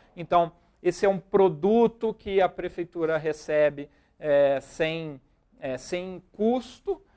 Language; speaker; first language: Portuguese; native; Portuguese